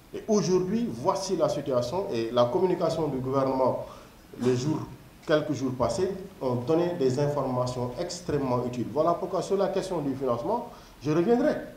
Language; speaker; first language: French; non-native, local second language; Wolof